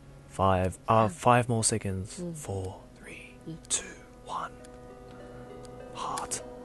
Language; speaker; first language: English; early bilingual, other home language; Japanese